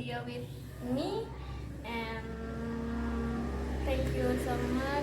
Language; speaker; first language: English; non-native, learner; Indonesian